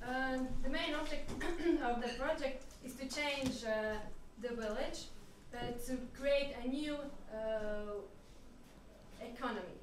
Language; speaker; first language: English; non-native, learner; French